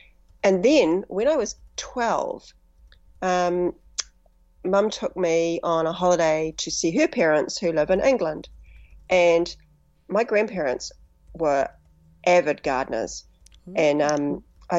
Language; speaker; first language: English; native; English